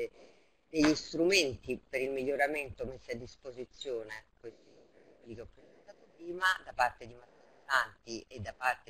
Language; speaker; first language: Italian; native; Italian